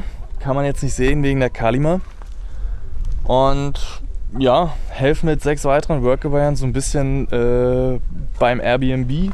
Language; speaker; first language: German; native; German